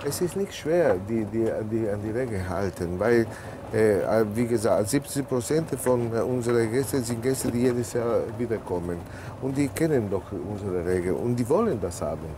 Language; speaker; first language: German; non-native, fluent; Italian